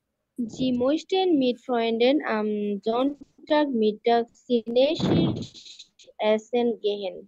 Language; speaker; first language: German; non-native, learner; Bangla